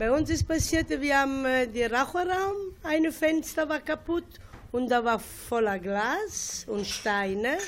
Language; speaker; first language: German; non-native, learner; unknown